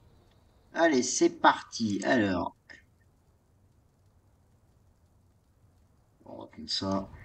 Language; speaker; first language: French; native; French